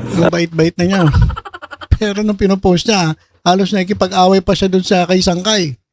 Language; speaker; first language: Filipino; native; Filipino